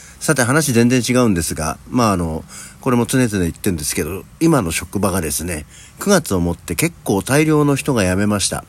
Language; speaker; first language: Japanese; native; Japanese